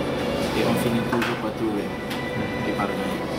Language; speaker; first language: French; non-native, learner; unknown